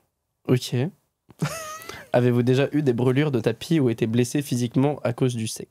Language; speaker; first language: French; native; French